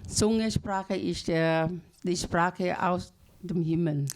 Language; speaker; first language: German; non-native, learner; Thai